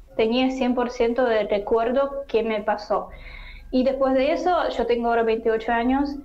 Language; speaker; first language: Spanish; non-native, learner; Russian